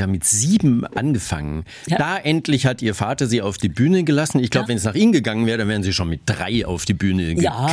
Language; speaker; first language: German; native; German